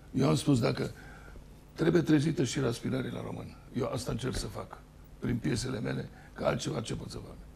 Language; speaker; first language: Romanian; native; Romanian